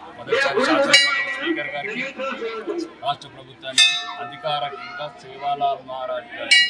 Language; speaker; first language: Telugu; native; Telugu